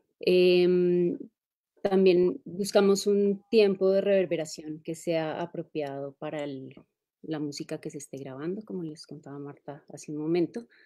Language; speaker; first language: Spanish; native; Spanish